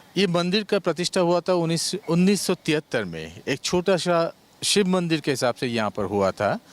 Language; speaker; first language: Hindi; non-native, local second language; Bangla